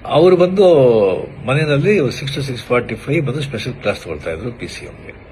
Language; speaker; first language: Kannada; non-native, local second language; Marathi